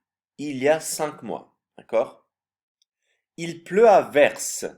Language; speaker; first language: French; non-native, fluent; Turkish